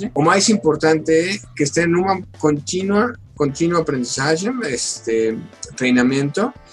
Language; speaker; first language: Spanish; native; Spanish